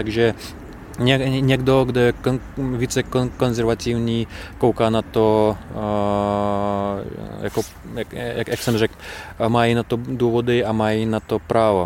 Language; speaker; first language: Czech; non-native, fluent; Russian